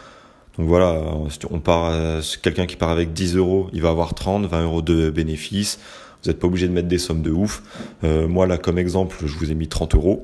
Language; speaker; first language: French; native; French